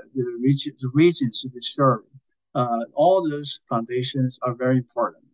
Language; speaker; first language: English; non-native, fluent; Chinese